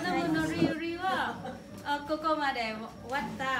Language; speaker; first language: Japanese; non-native, learner; Vietnamese